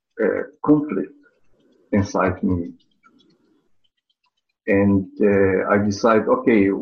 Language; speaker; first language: English; non-native, learner; Portuguese